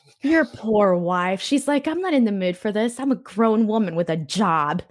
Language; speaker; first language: English; native; English